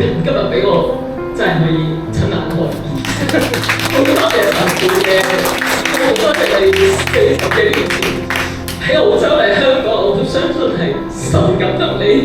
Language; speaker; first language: Cantonese; native; Cantonese